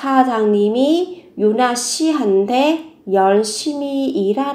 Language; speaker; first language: Korean; non-native, fluent; Vietnamese